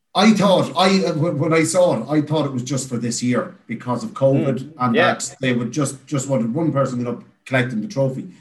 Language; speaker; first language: English; native; English